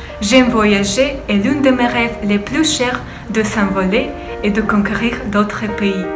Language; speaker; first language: French; non-native, fluent; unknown